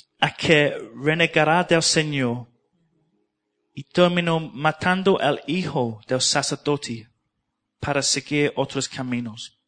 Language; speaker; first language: Spanish; non-native, learner; English